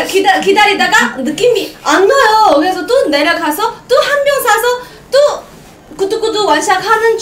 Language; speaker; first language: Korean; non-native, fluent; Chinese